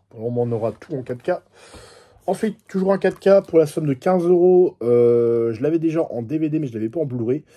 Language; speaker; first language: French; native; French